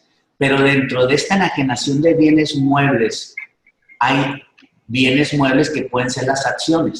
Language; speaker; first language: Spanish; native; Spanish